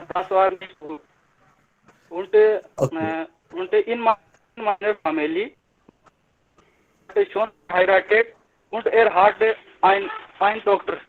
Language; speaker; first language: German; non-native, learner; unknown